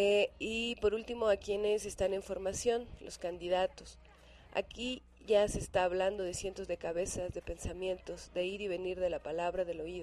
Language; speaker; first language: Spanish; native; Spanish